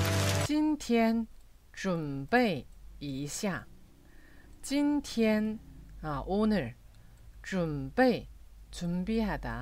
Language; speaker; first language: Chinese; non-native, fluent; Korean